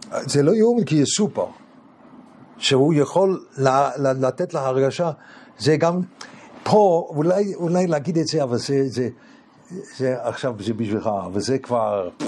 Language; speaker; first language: Hebrew; non-native, fluent; English